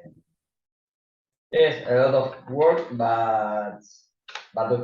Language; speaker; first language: English; non-native, learner; Spanish